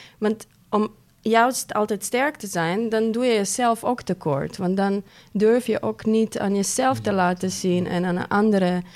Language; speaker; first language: Dutch; non-native, fluent; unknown